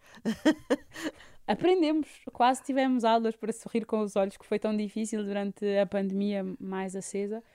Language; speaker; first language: Portuguese; native; Portuguese